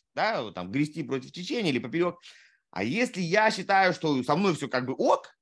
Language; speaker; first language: Russian; native; Russian